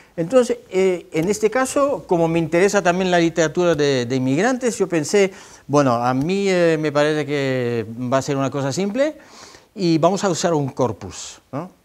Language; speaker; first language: Spanish; non-native, fluent; Dutch